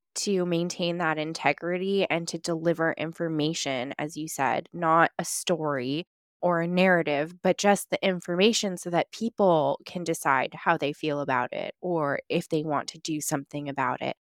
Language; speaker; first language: English; early bilingual, other home language; Filipino